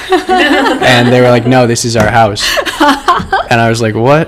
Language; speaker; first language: English; native; English